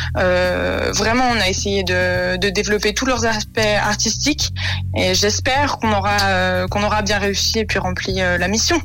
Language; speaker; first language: French; native; French